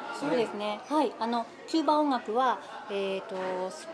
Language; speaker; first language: Japanese; native; Japanese